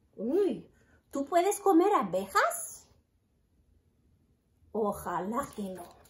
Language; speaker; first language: Spanish; early bilingual, heritage; Spanish